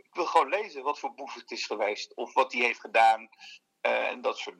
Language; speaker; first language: Dutch; early bilingual, other home language; Turkish